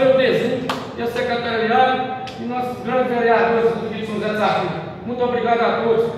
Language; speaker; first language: Portuguese; native; Portuguese